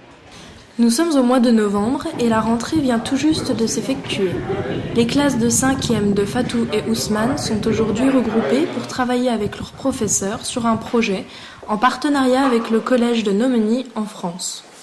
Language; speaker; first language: French; native; French